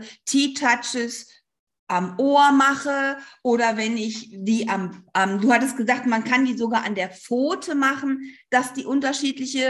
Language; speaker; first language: German; native; German